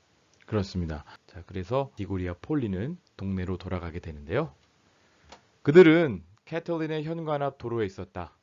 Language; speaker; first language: Korean; native; Korean